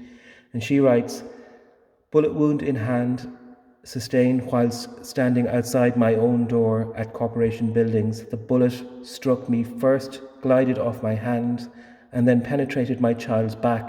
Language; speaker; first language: English; native; English